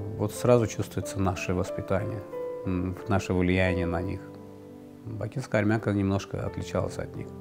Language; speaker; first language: Russian; non-native, local second language; Azerbaijani